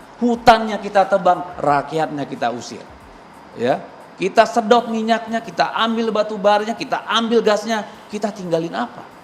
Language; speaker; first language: Indonesian; native; Indonesian